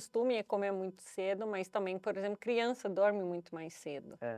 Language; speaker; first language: Portuguese; non-native, fluent; Dutch